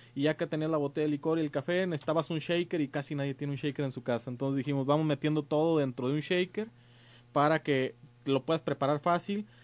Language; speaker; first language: Spanish; native; Spanish